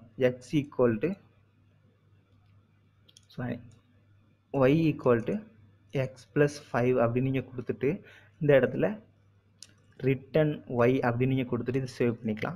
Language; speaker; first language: Tamil; native; Tamil